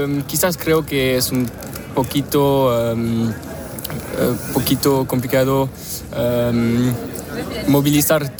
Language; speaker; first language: Spanish; non-native, learner; French